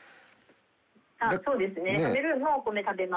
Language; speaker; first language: Japanese; native; Japanese